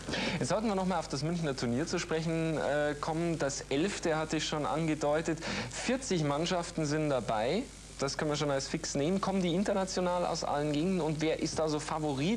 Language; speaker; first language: German; native; German